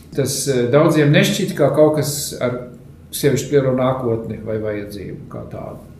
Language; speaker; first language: Latvian; native; Latvian